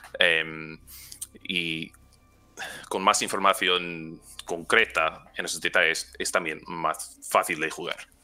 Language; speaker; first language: Spanish; non-native, fluent; English